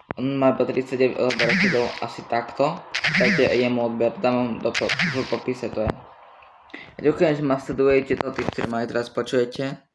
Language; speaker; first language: Slovak; native; Slovak